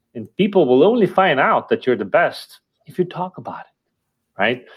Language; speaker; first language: English; non-native, fluent; Estonian